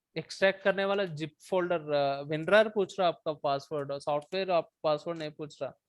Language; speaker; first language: Hindi; non-native, local second language; Telugu